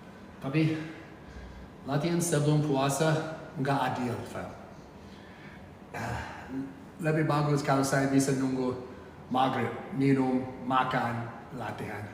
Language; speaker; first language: Indonesian; non-native, fluent; English